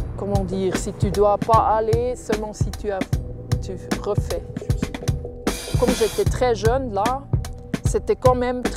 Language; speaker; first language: French; non-native, local second language; German